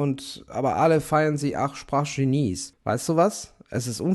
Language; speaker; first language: German; non-native, fluent; Italian